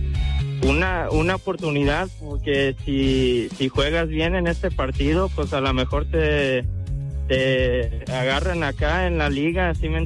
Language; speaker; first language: Spanish; early bilingual, heritage; Spanish